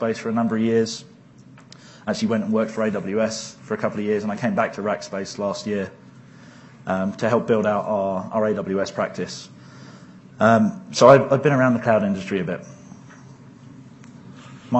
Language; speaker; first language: English; native; English